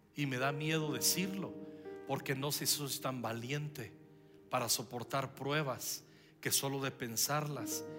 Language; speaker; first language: Spanish; native; Spanish